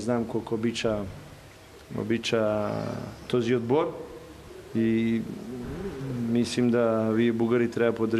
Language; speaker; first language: Bulgarian; non-native, learner; Serbian